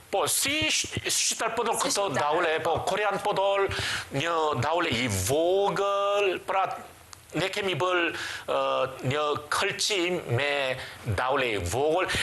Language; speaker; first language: Albanian; non-native, learner; Korean